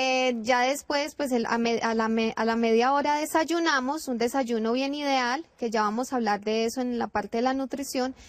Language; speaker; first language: Spanish; native; Spanish